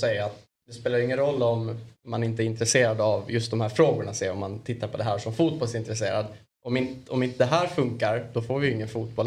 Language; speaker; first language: Swedish; native; Swedish